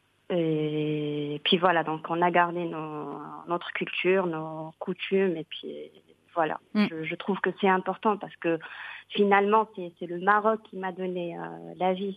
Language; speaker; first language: French; non-native, local second language; Arabic